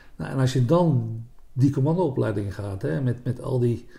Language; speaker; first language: Dutch; native; Dutch